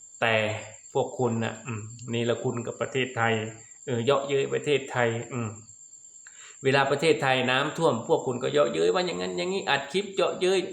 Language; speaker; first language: Thai; non-native, local second language; Lao